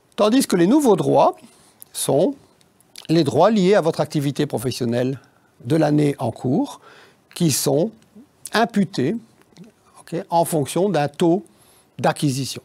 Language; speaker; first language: French; native; French